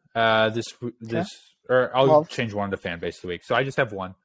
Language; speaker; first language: English; native; English